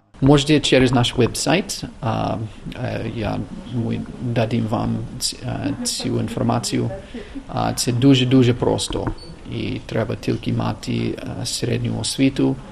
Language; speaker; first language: Ukrainian; non-native, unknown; English